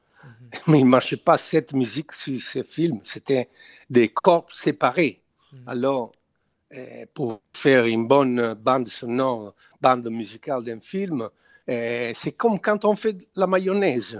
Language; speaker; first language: French; non-native, fluent; Italian